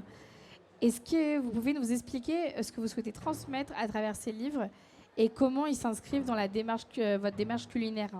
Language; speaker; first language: French; native; French